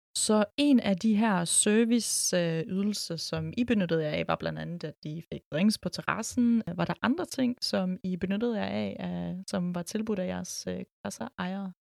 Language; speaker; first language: Danish; early bilingual, other home language; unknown